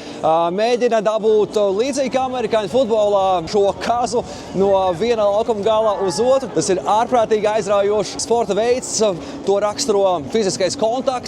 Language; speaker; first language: Latvian; native; Latvian